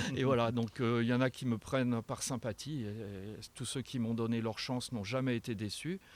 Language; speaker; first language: French; native; French